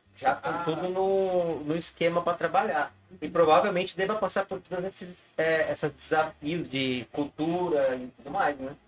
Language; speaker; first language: Portuguese; native; Portuguese